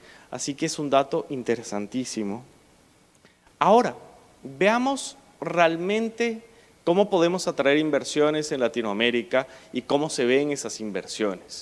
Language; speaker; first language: Spanish; native; Spanish